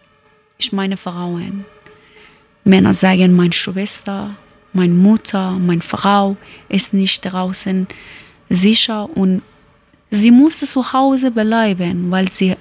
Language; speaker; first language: German; non-native, learner; Persian